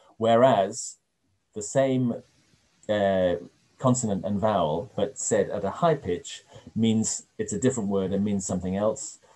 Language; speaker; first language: English; native; English